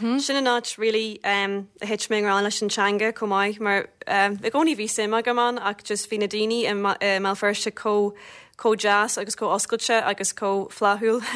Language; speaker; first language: Irish; non-native, local second language; English